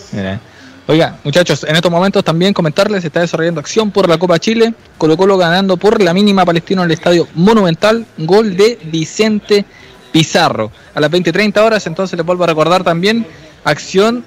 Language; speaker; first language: Spanish; native; Spanish